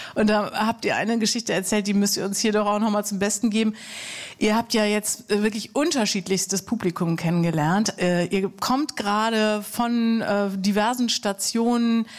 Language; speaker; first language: German; native; German